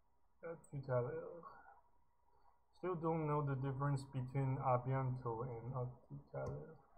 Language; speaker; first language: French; non-native, learner; English